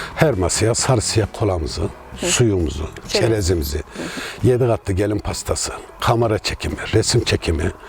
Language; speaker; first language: Turkish; native; Turkish